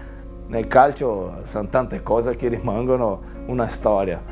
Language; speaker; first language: Italian; non-native, fluent; Portuguese